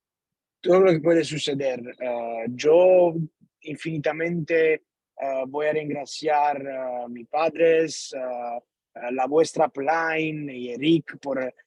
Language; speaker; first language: Spanish; non-native, learner; Italian